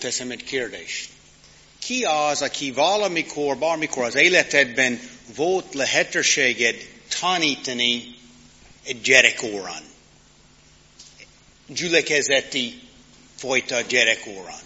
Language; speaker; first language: Hungarian; non-native, learner; English